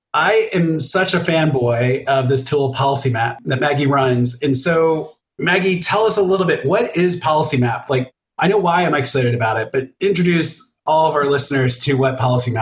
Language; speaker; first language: English; native; English